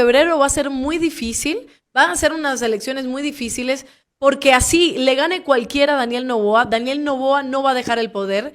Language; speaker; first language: Spanish; native; Spanish